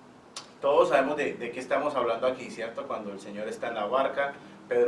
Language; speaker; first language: Spanish; native; Spanish